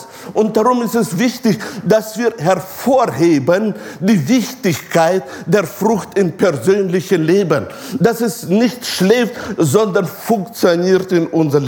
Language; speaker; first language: German; non-native, fluent; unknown